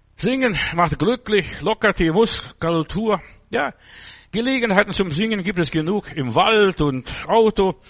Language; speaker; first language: German; non-native, fluent; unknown